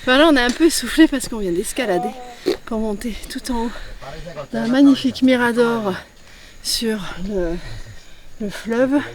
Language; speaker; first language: French; native; French